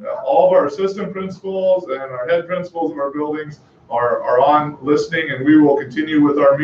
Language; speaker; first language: English; native; English